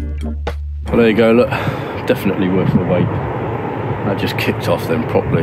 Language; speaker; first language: English; native; English